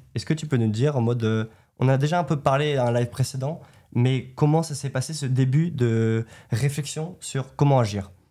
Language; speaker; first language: French; native; French